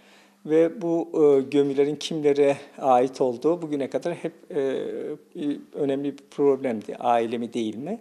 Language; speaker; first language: Turkish; native; Turkish